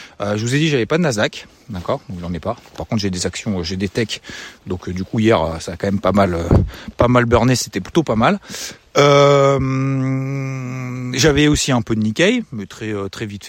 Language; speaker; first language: French; native; French